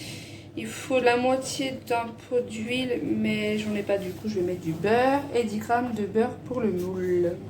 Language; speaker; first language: French; native; French